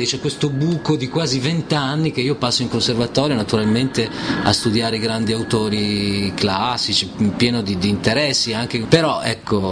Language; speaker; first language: Italian; native; Italian